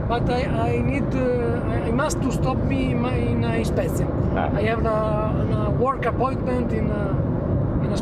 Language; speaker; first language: English; non-native, learner; Italian